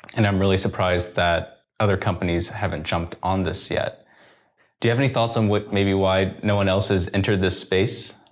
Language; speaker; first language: English; native; English